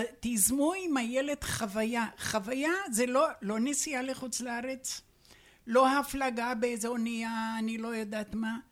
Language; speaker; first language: Hebrew; non-native, fluent; Romanian